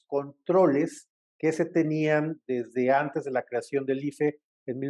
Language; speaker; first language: Spanish; native; Spanish